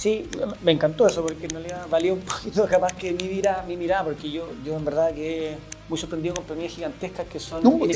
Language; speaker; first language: Spanish; native; Spanish